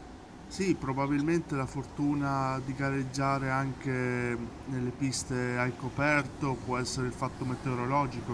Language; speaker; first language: Italian; native; Italian